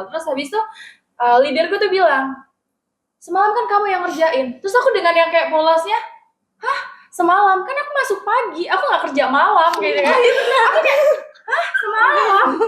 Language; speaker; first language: Indonesian; native; Indonesian